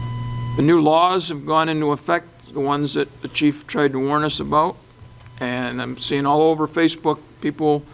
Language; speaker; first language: English; native; English